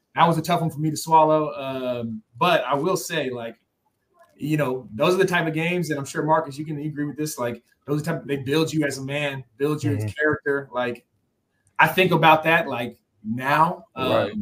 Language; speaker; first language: English; native; English